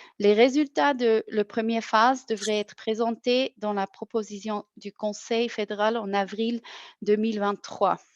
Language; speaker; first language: French; non-native, local second language; German